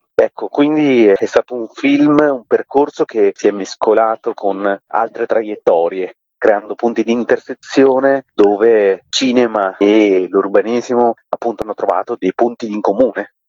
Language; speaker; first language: Italian; non-native, fluent; Sinhala